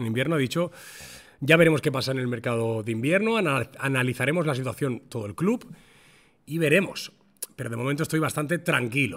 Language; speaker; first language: Spanish; native; Spanish